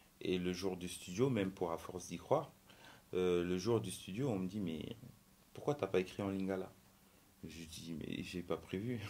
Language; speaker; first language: French; early bilingual, other home language; Lingala